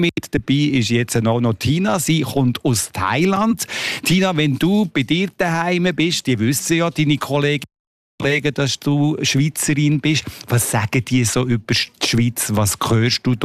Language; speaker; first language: German; native; German